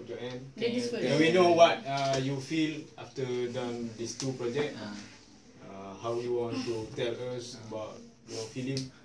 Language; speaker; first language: English; non-native, learner; Malay